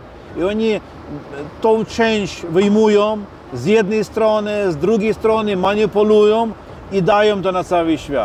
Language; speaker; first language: Polish; non-native, fluent; Ukrainian